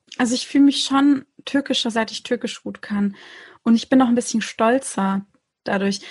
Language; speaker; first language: German; early bilingual, other home language; Turkish